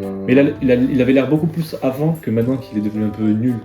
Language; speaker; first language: French; native; French